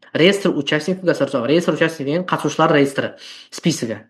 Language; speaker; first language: Russian; non-native, local second language; Kazakh